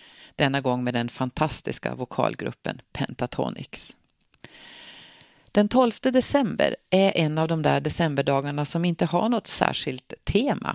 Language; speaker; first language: Swedish; native; Swedish